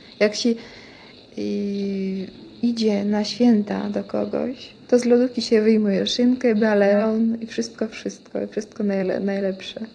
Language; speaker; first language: Polish; non-native, fluent; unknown